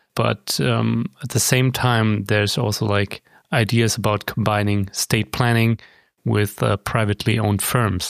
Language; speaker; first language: English; non-native, fluent; German